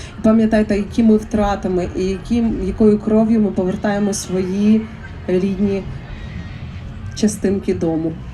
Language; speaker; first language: Ukrainian; native; Ukrainian